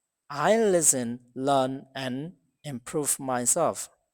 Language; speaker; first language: English; non-native, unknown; Burmese